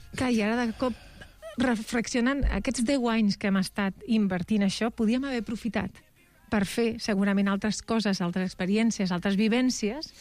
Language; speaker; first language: Catalan; non-native, local second language; Spanish